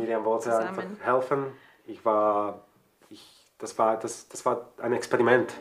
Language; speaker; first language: German; non-native, fluent; Slovak